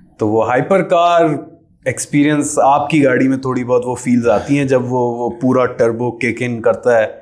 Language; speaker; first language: Urdu; native; Urdu